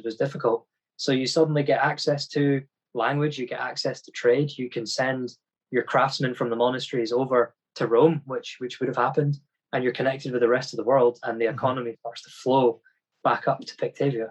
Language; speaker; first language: English; native; English